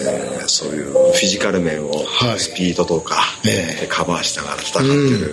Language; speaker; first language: Japanese; native; Japanese